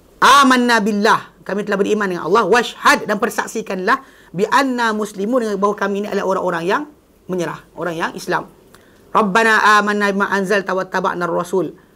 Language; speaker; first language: Malay; native; Malay